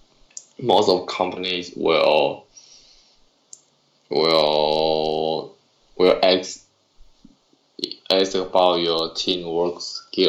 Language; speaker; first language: English; non-native, learner; Chinese